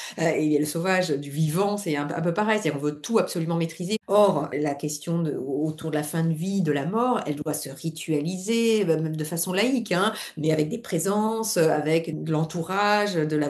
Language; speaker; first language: French; native; French